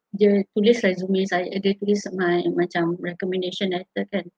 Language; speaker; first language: English; non-native, local second language; Malay